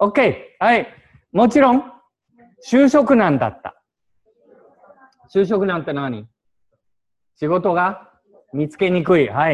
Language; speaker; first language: Japanese; native; Japanese